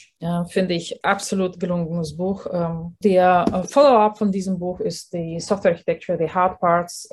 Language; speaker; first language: German; non-native, fluent; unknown